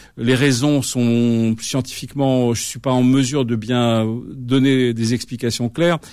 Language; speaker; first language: French; native; French